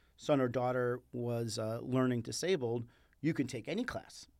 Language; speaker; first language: English; early bilingual, other home language; Spanish